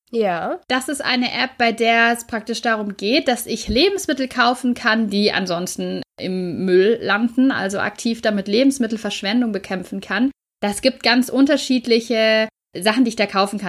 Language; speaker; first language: German; native; German